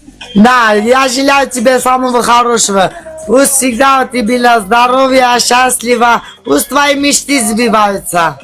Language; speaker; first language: Russian; non-native, learner; Armenian